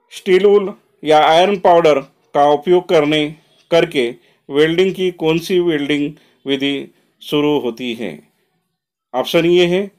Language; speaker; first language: Hindi; non-native, local second language; Marathi